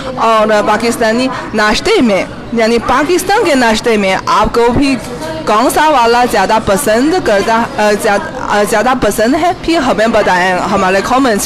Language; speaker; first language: Hindi; non-native, fluent; Chinese